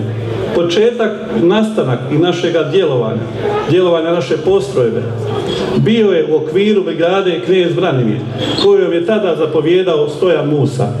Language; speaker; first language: Croatian; native; Croatian